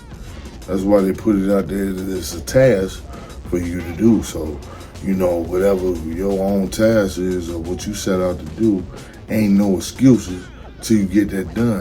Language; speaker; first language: English; native; English